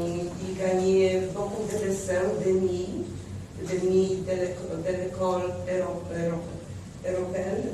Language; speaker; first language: French; non-native, fluent; Polish